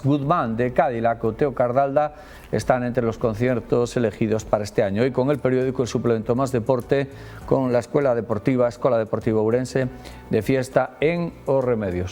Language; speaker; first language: Spanish; native; Spanish